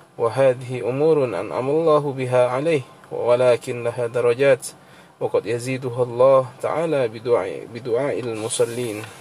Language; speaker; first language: Arabic; non-native, fluent; Indonesian